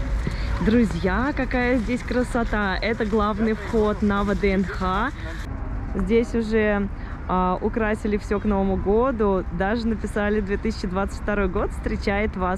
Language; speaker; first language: Russian; native; Russian